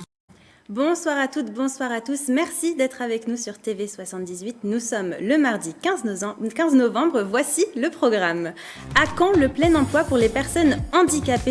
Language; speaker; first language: French; native; French